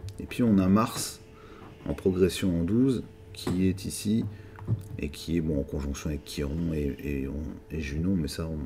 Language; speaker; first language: French; native; French